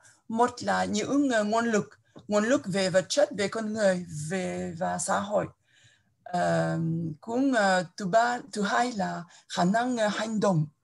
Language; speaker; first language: Vietnamese; non-native, fluent; French